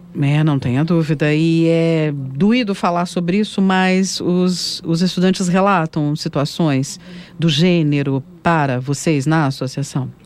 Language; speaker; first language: Portuguese; native; Portuguese